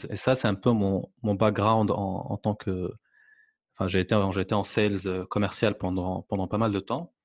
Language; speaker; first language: French; non-native, local second language; Arabic